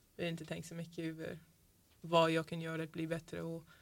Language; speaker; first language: Swedish; non-native, fluent; English